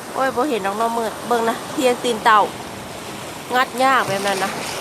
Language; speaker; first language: Thai; native; Thai